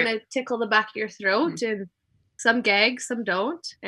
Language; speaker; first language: English; native; English